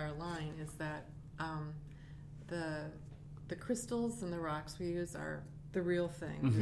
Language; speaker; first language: English; native; English